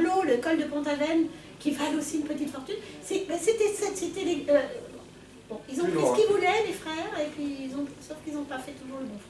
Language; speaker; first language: French; native; French